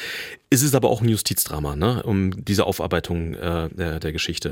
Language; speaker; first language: German; native; German